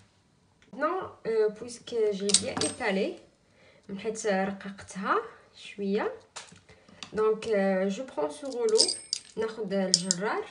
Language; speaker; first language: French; non-native, local second language; Arabic